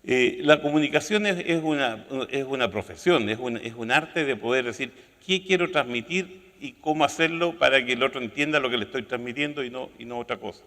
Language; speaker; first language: Spanish; native; Spanish